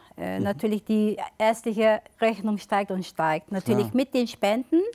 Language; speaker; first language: German; early bilingual, other home language; Turkish